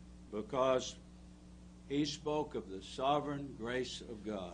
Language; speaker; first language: English; native; English